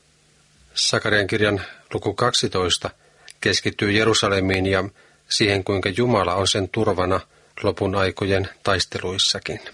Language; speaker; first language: Finnish; native; Finnish